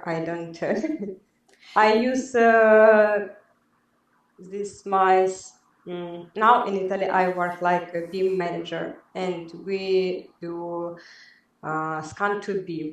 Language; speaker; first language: English; non-native, learner; Belarusian